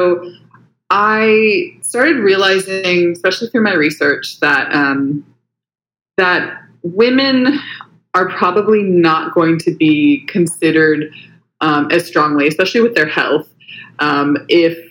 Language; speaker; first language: English; native; English